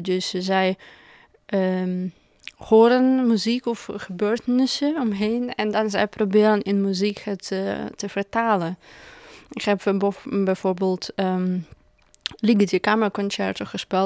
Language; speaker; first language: Dutch; non-native, fluent; Russian